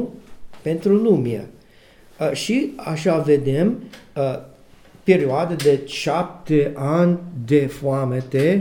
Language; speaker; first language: Romanian; non-native, learner; English